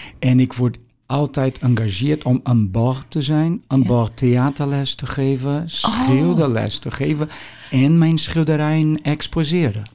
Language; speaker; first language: Dutch; non-native, fluent; Portuguese